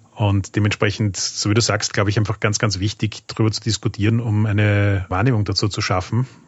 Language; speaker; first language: German; native; German